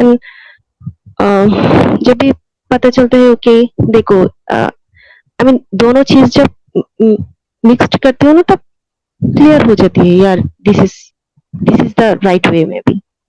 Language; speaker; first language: Hindi; non-native, local second language; Bangla